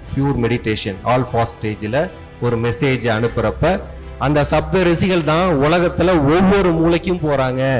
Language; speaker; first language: Tamil; native; Tamil